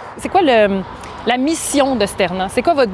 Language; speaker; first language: French; native; French